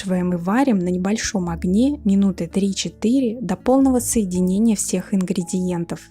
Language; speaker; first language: Russian; native; Russian